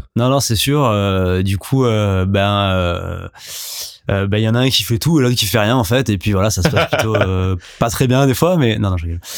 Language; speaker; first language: French; native; French